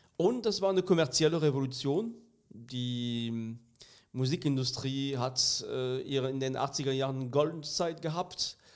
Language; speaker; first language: German; non-native, fluent; French